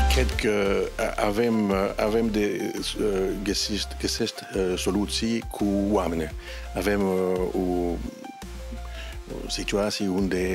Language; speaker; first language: Romanian; non-native, learner; French